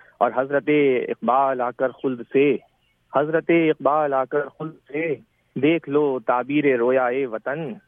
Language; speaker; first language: Urdu; native; Urdu